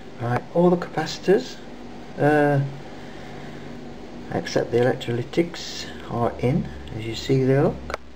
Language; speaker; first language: English; native; English